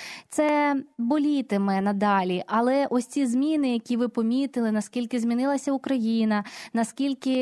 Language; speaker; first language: Ukrainian; native; Ukrainian